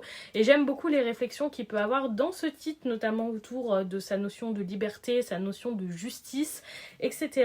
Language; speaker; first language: French; native; French